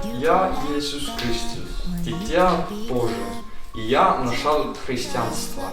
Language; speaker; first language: Russian; non-native, learner; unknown